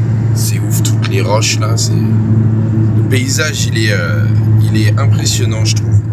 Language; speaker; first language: French; native; French